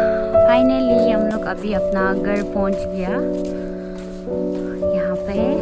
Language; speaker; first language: Hindi; non-native, local second language; Tibetan